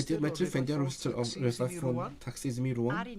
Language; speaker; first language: Welsh; non-native, learner; Cantonese